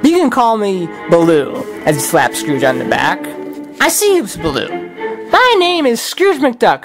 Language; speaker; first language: English; native; English